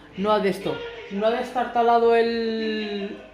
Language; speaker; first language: Spanish; early bilingual, other home language; Arabic